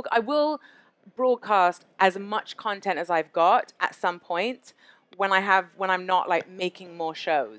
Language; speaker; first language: English; native; English